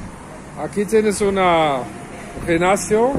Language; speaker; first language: Spanish; non-native, fluent; German